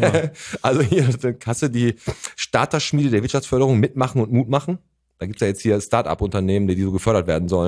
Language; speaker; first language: German; native; German